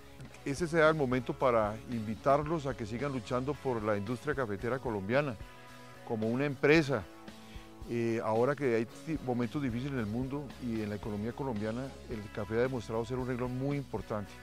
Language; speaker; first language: Spanish; native; Spanish